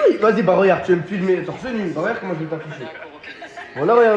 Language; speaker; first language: French; native; French